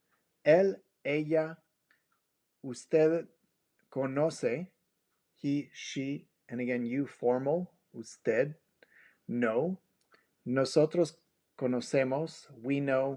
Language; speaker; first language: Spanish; non-native, fluent; English